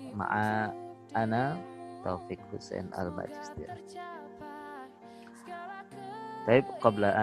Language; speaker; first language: Arabic; non-native, fluent; Indonesian